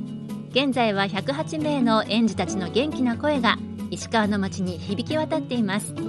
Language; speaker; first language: Japanese; native; Japanese